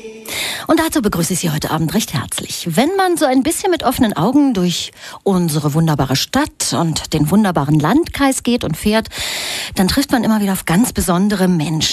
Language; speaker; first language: German; native; German